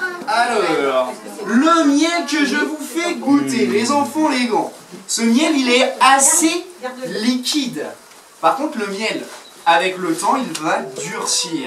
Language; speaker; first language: French; native; French